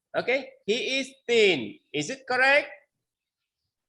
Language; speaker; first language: English; non-native, learner; Indonesian